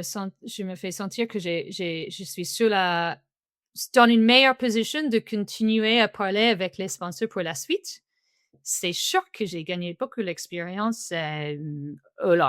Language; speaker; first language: French; non-native, fluent; English